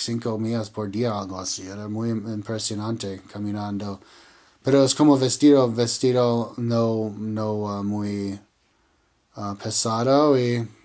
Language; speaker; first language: Spanish; non-native, learner; English